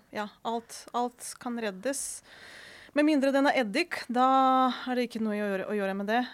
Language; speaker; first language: Norwegian; non-native, fluent; Ukrainian